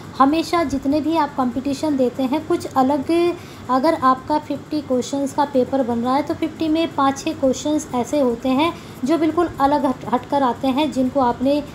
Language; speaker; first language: Hindi; native; Hindi